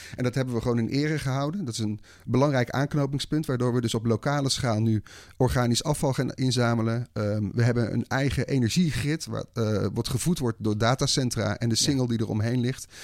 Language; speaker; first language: Dutch; native; Dutch